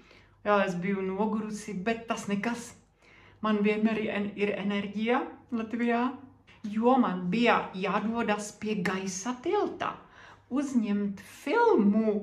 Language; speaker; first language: Latvian; non-native, fluent; Czech